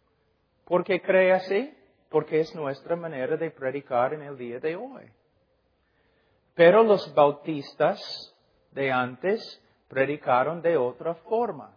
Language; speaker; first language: Spanish; non-native, fluent; English